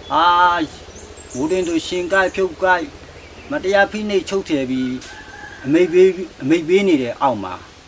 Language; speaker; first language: Burmese; native; Burmese